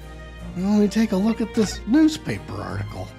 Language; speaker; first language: English; native; English